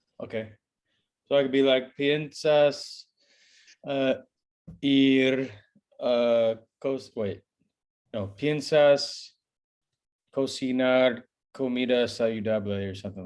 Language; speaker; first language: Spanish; non-native, learner; English